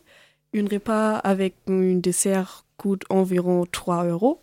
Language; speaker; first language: French; non-native, learner; German